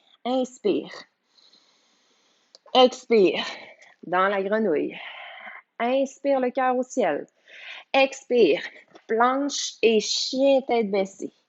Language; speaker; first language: French; native; French